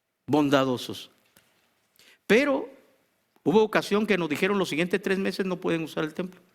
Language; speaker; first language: Spanish; native; Spanish